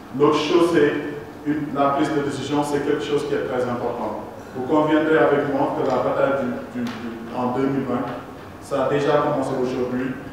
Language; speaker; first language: French; non-native, local second language; Wolof